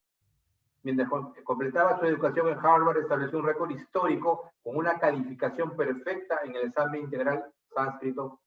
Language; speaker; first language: Spanish; native; Spanish